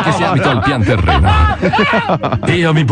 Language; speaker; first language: Italian; native; Italian